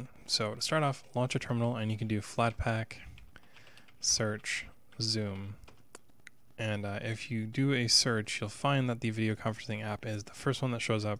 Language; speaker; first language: English; native; English